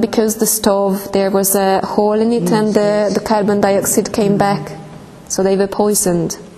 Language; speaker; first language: English; non-native, fluent; Hungarian